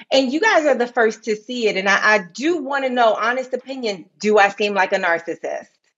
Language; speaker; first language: English; native; English